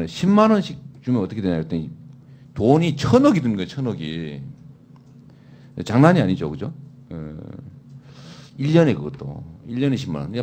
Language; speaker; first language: Korean; native; Korean